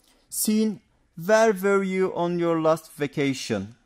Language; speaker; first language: English; non-native, fluent; Turkish